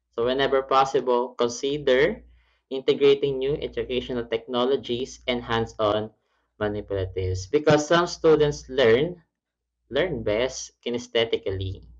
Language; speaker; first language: English; non-native, local second language; Filipino